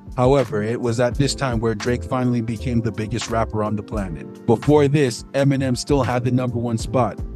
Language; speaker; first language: English; native; English